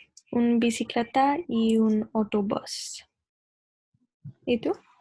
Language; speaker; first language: Spanish; non-native, learner; English